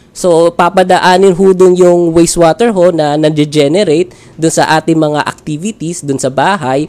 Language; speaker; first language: Filipino; native; Filipino